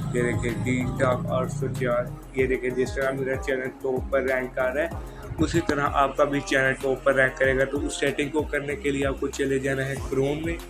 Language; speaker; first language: Urdu; non-native, local second language; Punjabi